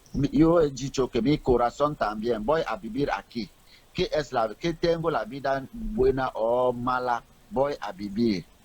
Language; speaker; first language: Spanish; non-native, learner; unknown